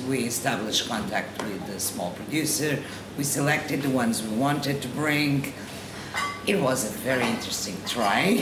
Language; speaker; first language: English; non-native, fluent; Portuguese